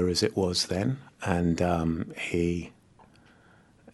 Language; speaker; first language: English; native; English